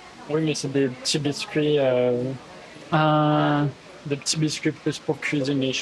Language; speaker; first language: French; native; French